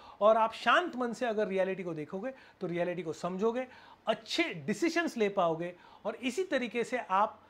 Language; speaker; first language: Hindi; non-native, local second language; Marathi